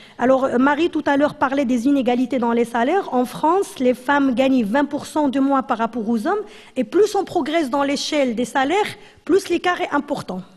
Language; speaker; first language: French; non-native, local second language; Arabic